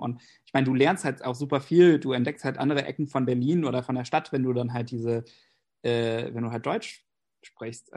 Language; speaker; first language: German; non-native, fluent; English